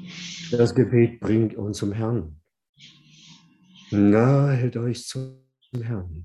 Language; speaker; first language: German; non-native, fluent; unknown